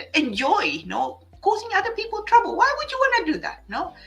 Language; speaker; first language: English; non-native, local second language; Filipino